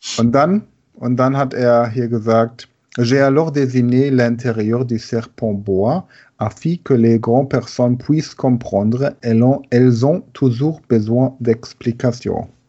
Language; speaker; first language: French; non-native, learner; German